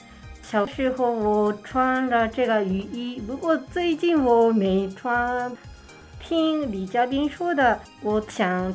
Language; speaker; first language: Chinese; non-native, fluent; Japanese